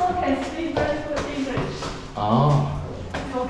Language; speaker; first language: English; non-native, learner; Chinese